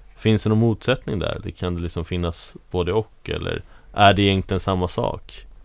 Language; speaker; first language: Swedish; native; Swedish